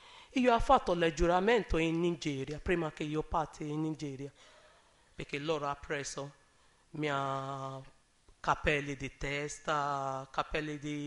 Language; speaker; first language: Italian; non-native, learner; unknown